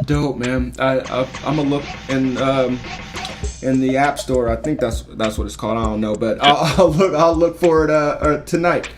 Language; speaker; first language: English; native; English